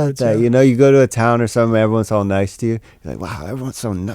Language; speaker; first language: English; native; English